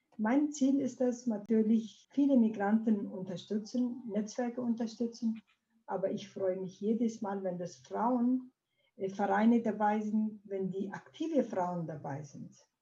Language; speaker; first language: German; non-native, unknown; Kurdish